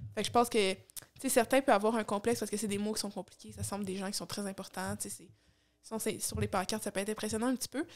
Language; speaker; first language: French; native; French